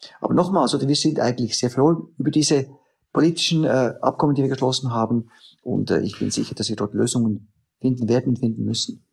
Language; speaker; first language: German; native; German